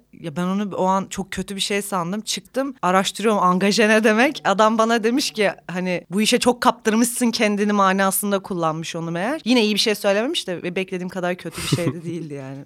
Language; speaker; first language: Turkish; native; Turkish